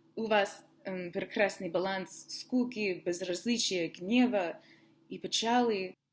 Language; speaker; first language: Russian; non-native, learner; English